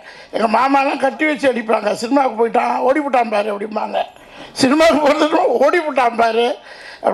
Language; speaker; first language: Tamil; native; Tamil